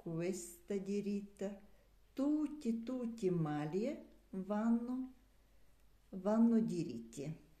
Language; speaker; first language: Italian; non-native, learner; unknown